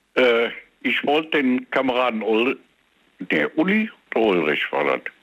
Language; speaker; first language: German; native; German